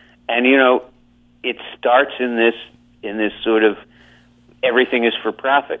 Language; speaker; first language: English; native; English